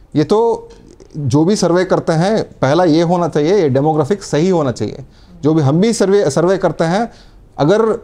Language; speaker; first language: Hindi; non-native, local second language; Kannada